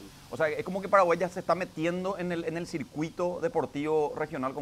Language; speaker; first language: Spanish; native; Spanish